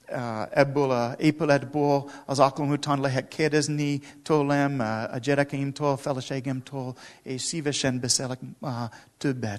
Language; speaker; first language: Hungarian; non-native, learner; English